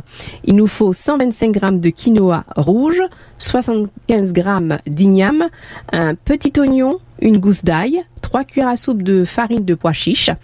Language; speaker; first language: French; native; French